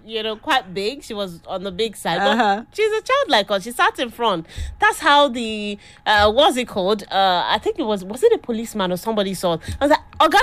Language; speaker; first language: English; non-native, local second language; Yoruba